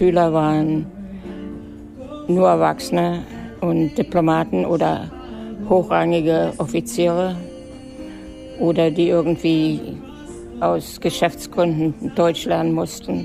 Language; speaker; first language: German; native; German